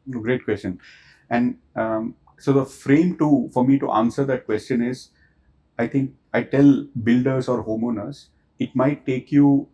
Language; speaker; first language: English; non-native, local second language; Hindi